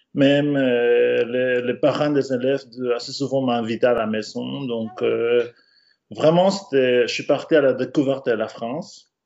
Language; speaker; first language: French; non-native, fluent; Spanish